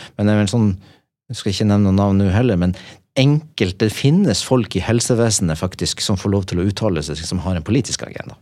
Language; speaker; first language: Norwegian; native; Norwegian